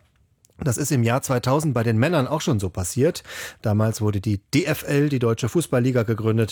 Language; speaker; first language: German; native; German